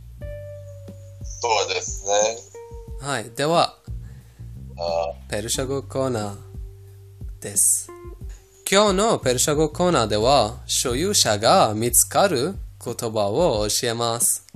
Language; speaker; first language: Japanese; non-native, fluent; Persian